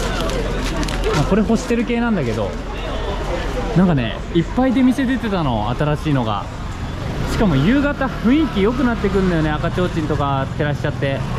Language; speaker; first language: Japanese; native; Japanese